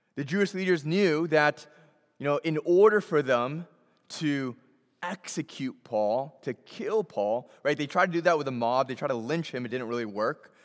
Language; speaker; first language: English; native; English